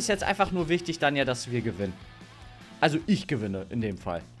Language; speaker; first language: German; native; German